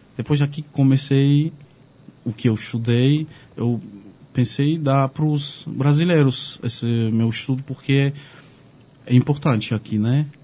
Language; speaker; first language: Portuguese; non-native, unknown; Georgian